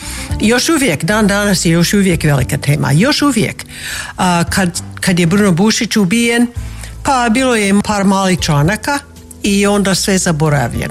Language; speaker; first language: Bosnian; non-native, fluent; English